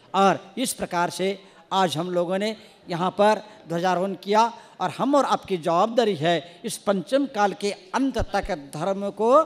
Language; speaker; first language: Hindi; non-native, local second language; Kannada